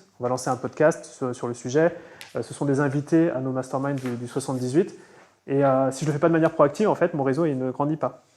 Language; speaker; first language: French; native; French